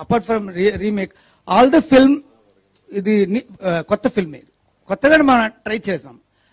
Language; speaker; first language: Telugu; non-native, learner; Tamil